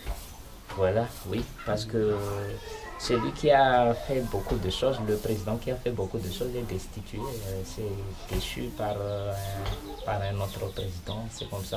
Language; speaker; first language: French; non-native, local second language; Malagasy